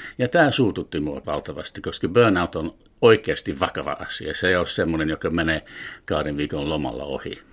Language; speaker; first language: Finnish; non-native, fluent; English